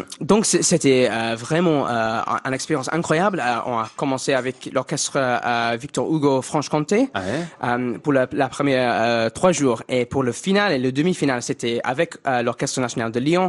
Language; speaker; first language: French; non-native, fluent; English